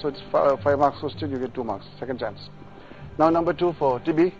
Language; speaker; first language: English; non-native, local second language; Malayalam